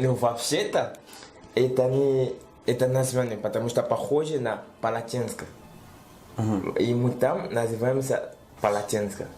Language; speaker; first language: Russian; non-native, learner; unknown